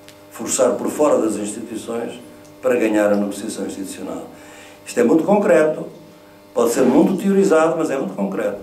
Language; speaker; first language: Portuguese; native; Portuguese